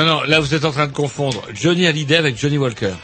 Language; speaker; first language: French; native; French